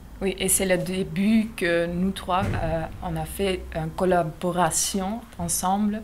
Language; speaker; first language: French; non-native, local second language; Dutch